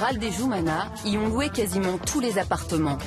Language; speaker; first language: French; native; French